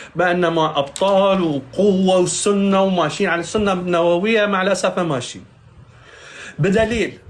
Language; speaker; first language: Arabic; non-native, fluent; Persian